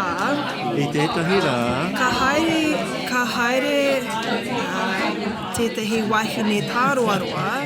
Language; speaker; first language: Māori; non-native, local second language; English